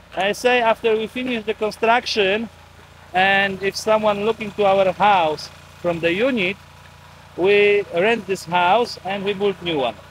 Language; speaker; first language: English; non-native, learner; Polish